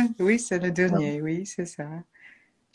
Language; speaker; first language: French; non-native, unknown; Dutch